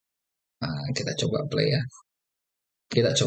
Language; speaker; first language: Indonesian; native; Indonesian